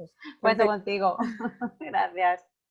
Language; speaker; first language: Spanish; native; Spanish